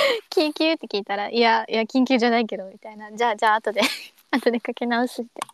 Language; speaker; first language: Japanese; early bilingual, other home language; English